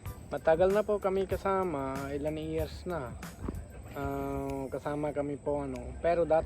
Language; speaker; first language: Filipino; non-native, learner; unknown